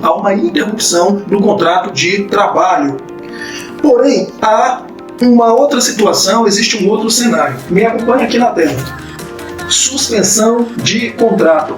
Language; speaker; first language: Portuguese; native; Portuguese